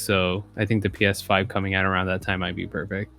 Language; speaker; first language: English; native; English